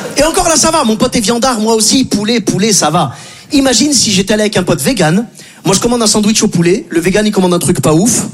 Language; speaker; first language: French; native; French